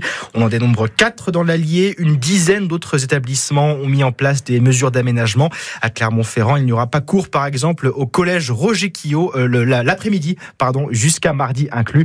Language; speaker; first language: French; native; French